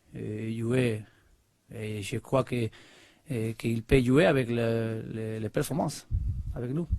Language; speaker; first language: French; non-native, learner; Spanish